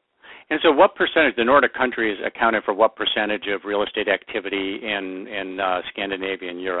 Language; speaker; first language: English; native; English